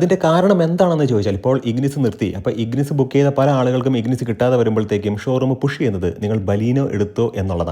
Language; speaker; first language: Malayalam; native; Malayalam